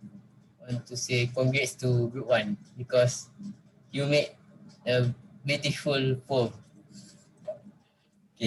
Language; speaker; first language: English; non-native, local second language; Malay